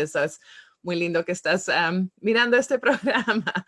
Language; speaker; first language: Spanish; non-native, fluent; English